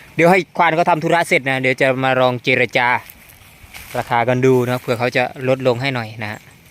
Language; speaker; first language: Thai; native; Thai